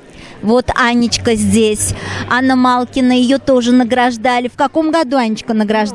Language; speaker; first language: Russian; native; Russian